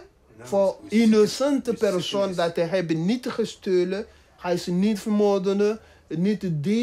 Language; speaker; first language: Dutch; non-native, learner; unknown